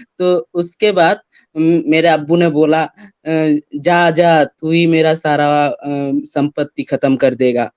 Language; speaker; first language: Hindi; non-native, fluent; Bangla